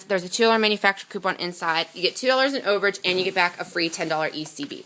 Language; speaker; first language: English; native; English